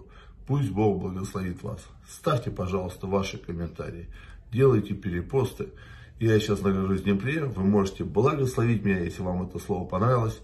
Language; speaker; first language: Russian; native; Russian